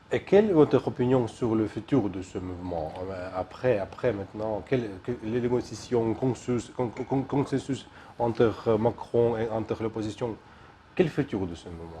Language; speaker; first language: French; non-native, learner; Ukrainian